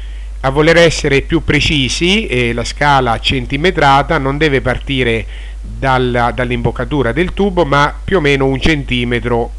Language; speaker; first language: Italian; native; Italian